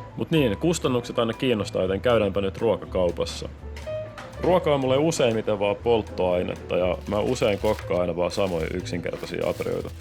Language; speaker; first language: Finnish; native; Finnish